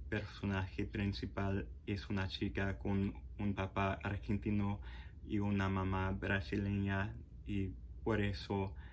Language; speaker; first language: Spanish; non-native, fluent; English